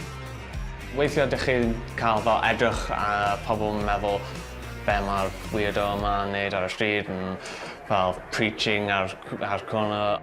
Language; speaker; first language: Welsh; non-native, local second language; English